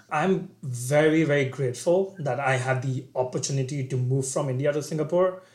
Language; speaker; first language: English; non-native, local second language; Bangla